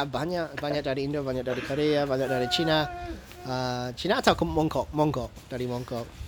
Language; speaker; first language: Indonesian; non-native, fluent; English